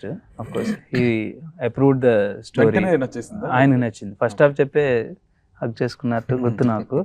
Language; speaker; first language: Telugu; native; Telugu